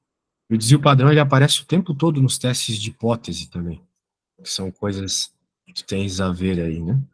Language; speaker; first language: Portuguese; native; Portuguese